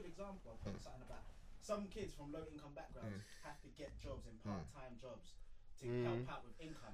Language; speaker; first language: English; native; English